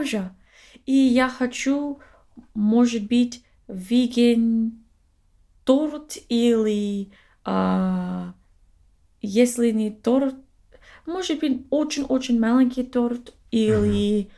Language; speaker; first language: Russian; non-native, learner; English